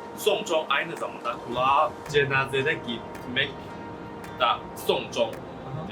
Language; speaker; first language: Turkish; non-native, learner; Chinese